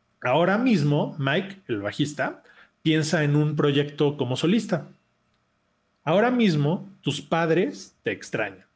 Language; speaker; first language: Spanish; native; Spanish